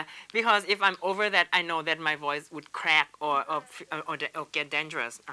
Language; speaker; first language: English; non-native, learner; Thai